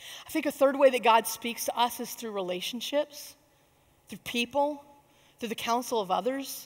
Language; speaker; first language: English; native; English